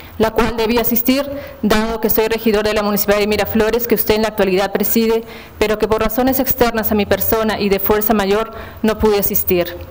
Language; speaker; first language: Spanish; native; Spanish